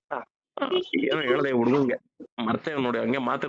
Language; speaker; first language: Kannada; native; Kannada